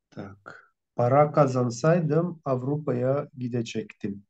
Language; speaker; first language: Turkish; non-native, learner; Russian